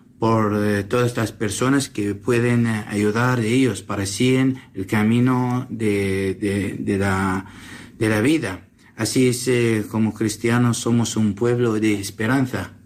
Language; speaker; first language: Spanish; non-native, learner; Assyrian Neo-Aramaic